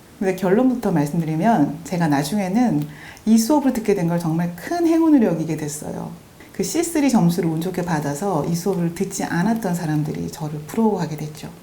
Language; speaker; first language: Korean; native; Korean